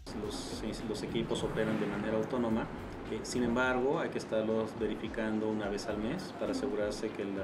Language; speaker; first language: Spanish; native; Spanish